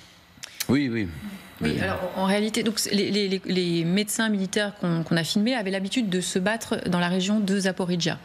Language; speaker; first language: French; native; French